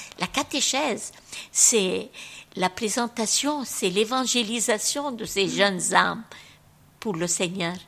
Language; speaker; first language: French; non-native, local second language; Arabic